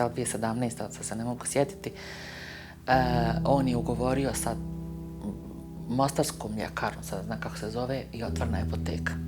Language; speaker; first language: Bosnian; native; Bosnian